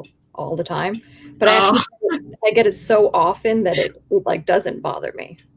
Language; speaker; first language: English; native; English